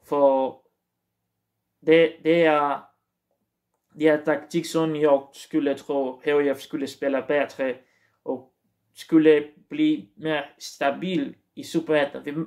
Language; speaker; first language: Swedish; non-native, learner; Portuguese